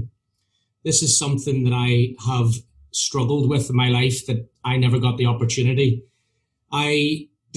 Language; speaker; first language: English; native; English